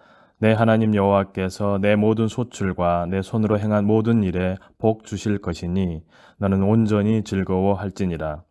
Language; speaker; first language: Korean; native; Korean